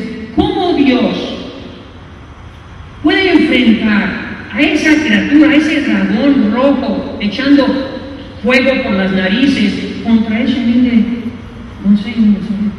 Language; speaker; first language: Spanish; native; Spanish